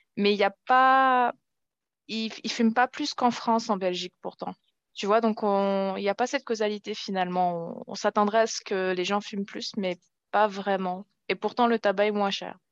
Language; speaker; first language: French; native; French